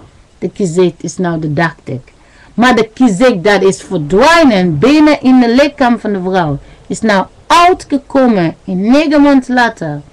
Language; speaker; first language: Dutch; non-native, learner; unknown